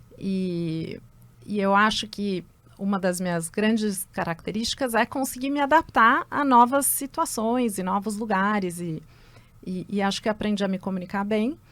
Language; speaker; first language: Portuguese; early bilingual, other home language; Spanish